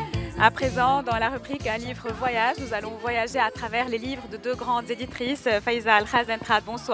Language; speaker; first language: French; native; French